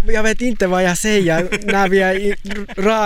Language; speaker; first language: Swedish; non-native, local second language; Finnish